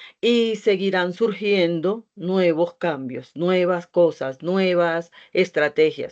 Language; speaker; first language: Spanish; native; Spanish